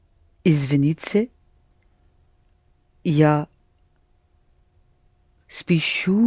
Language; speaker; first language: Russian; non-native, learner; English